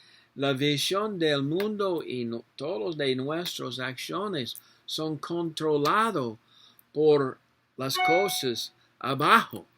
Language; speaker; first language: Spanish; non-native, learner; English